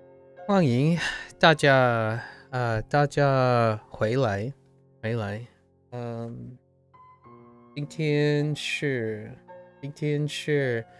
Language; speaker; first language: Chinese; non-native, learner; English